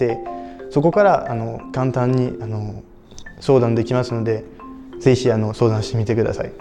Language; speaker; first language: Japanese; non-native, fluent; French